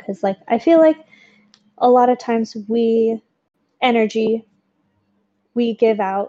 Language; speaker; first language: English; native; English